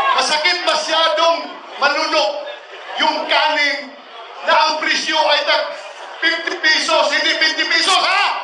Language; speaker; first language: Filipino; non-native, local second language; Cebuano